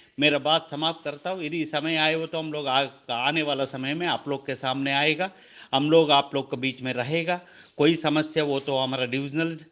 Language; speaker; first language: Hindi; non-native, local second language; Kannada